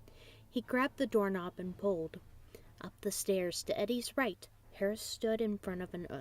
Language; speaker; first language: English; native; English